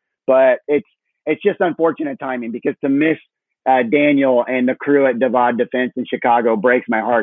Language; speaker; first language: English; native; English